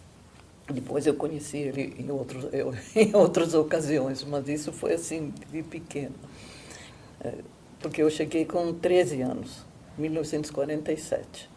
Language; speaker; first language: Portuguese; non-native, fluent; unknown